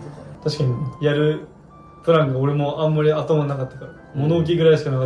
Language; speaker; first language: Japanese; native; Japanese